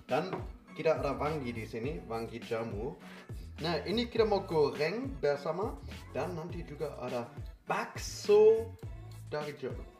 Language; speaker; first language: Indonesian; non-native, fluent; German